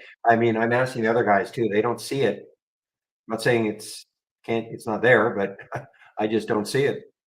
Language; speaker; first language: English; native; English